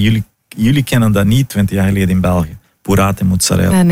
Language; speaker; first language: Dutch; non-native, learner; Portuguese